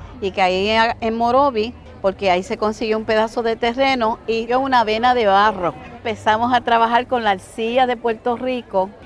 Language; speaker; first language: Spanish; early bilingual, heritage; Spanish